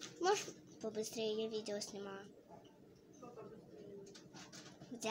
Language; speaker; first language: Russian; native; Russian